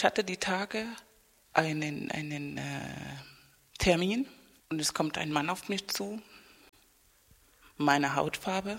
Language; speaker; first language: German; non-native, fluent; Spanish